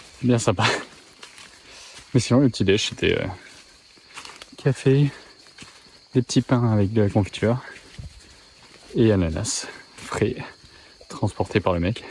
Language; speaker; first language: French; native; French